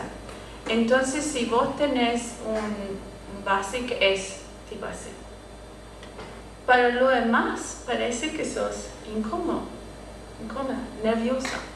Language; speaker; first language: Spanish; non-native, fluent; English